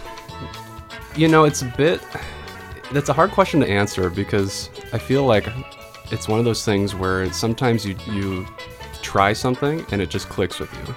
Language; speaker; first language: English; native; English